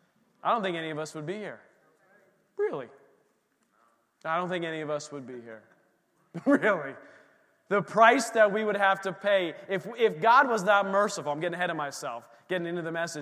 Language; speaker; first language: English; native; English